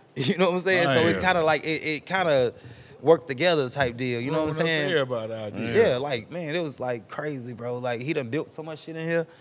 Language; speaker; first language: English; native; English